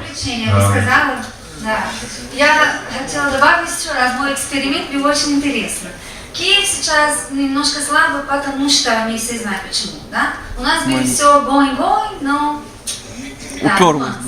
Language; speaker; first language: Russian; non-native, fluent; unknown